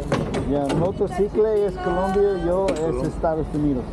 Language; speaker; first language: Spanish; non-native, learner; English